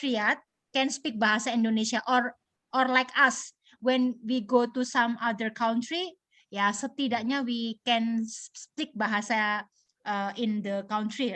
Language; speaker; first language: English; non-native, learner; Indonesian